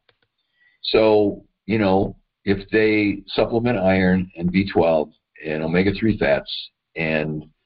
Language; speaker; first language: English; native; English